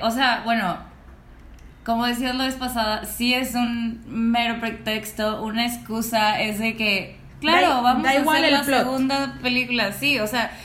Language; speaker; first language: Spanish; native; Spanish